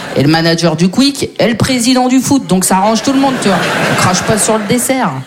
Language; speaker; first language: French; native; French